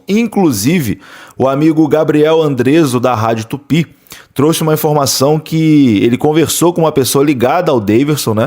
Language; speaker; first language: Portuguese; native; Portuguese